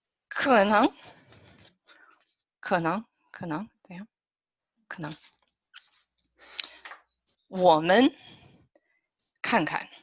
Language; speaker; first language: Chinese; non-native, fluent; English